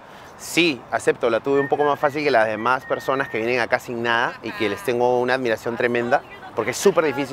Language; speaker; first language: Spanish; native; Spanish